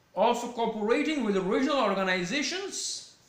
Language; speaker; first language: English; non-native, local second language; Urdu